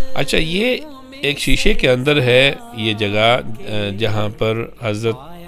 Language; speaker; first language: Urdu; non-native, local second language; Brahui